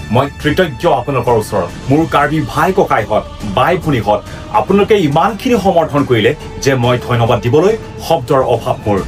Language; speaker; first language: Assamese; non-native, local second language; Karbi